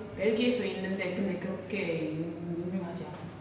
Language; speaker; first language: Korean; non-native, learner; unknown